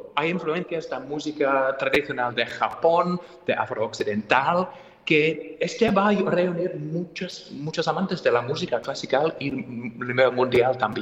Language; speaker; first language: Spanish; non-native, fluent; English